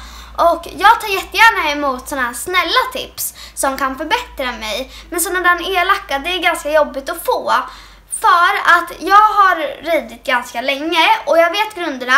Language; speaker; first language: Swedish; native; Swedish